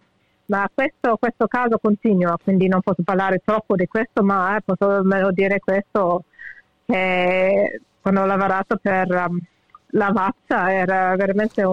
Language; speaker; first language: Italian; early bilingual, heritage; English